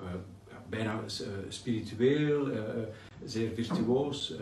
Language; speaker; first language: Dutch; native; Dutch